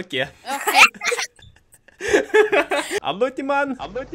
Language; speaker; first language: Indonesian; non-native, learner; Russian